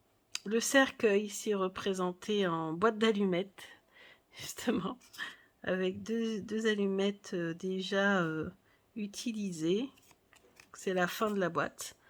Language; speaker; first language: French; native; French